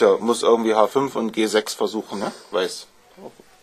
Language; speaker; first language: German; native; German